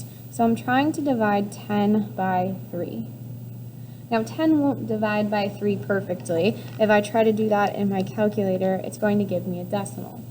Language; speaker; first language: English; native; English